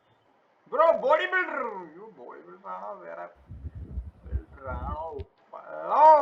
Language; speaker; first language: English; non-native, learner; Malayalam